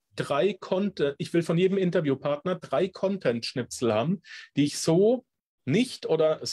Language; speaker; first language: German; native; German